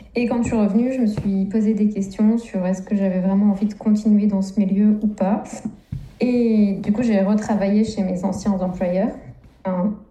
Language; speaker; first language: French; native; French